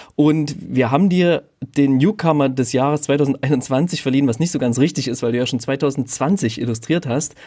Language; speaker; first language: German; native; German